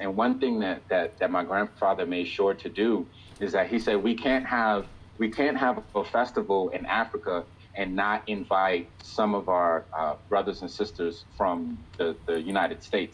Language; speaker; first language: English; native; English